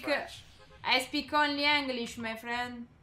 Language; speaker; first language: English; non-native, learner; Italian